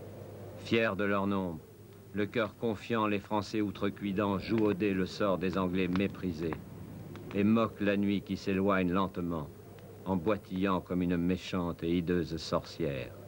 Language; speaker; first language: French; native; French